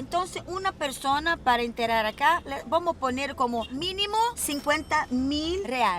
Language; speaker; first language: Spanish; non-native, learner; Portuguese